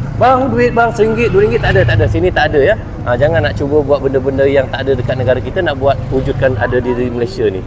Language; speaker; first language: Malay; native; Malay